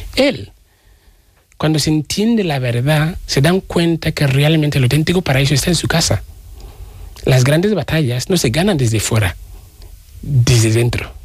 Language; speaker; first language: Spanish; non-native, fluent; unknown